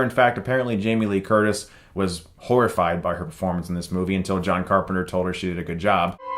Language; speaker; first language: English; native; English